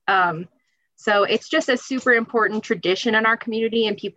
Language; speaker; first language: English; native; English